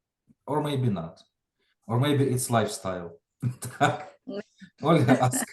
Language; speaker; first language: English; non-native, fluent; Ukrainian